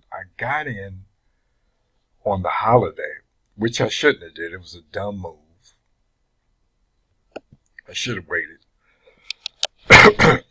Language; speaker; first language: English; native; English